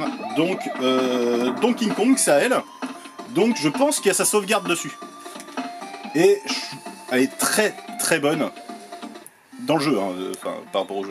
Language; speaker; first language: French; native; French